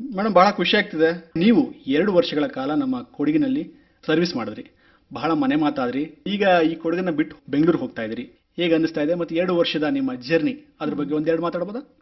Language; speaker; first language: Kannada; native; Kannada